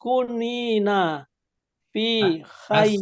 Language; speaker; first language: Arabic; non-native, learner; Indonesian